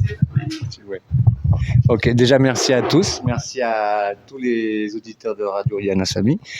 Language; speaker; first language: French; native; French